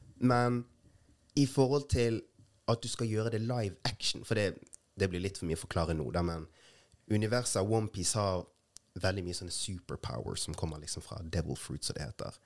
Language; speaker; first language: Norwegian; early bilingual, other home language; Rundi